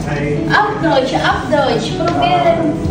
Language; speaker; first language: German; non-native, learner; Filipino